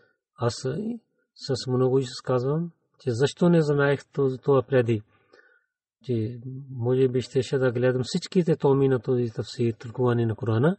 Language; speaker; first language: Bulgarian; non-native, learner; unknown